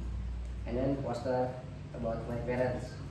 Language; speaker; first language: English; non-native, learner; Indonesian